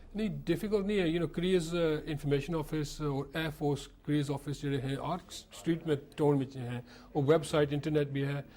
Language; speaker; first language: Urdu; early bilingual, heritage; Urdu